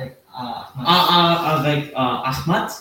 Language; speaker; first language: French; non-native, learner; German